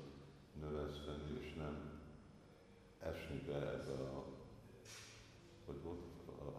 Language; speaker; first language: Hungarian; non-native, fluent; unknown